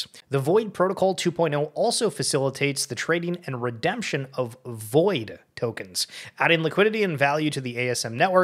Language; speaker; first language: English; native; English